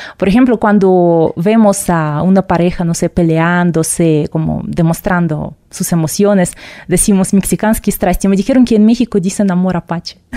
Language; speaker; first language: Spanish; non-native, fluent; Russian